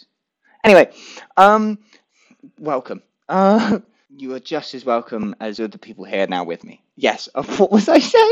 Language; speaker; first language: English; native; English